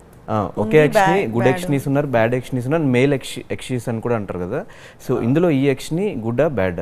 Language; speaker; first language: Telugu; native; Telugu